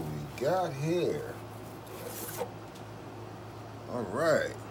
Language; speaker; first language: English; native; English